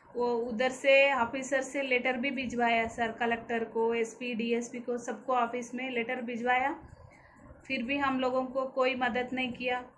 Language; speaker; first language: Hindi; non-native, local second language; Telugu